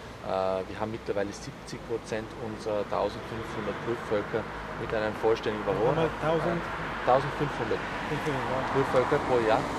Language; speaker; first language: German; native; German